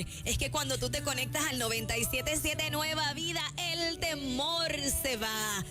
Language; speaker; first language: Spanish; native; Spanish